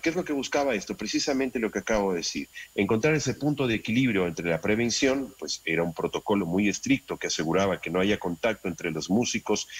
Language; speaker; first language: Spanish; native; Spanish